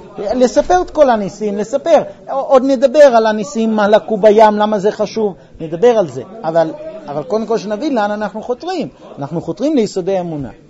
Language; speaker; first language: Hebrew; non-native, fluent; English